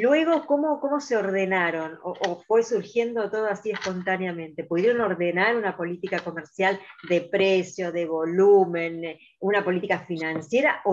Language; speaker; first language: Spanish; native; Spanish